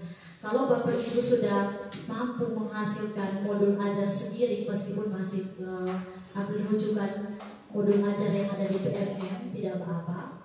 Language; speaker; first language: Indonesian; native; Indonesian